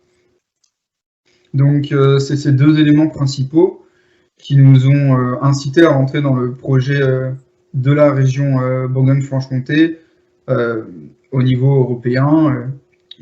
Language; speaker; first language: French; native; French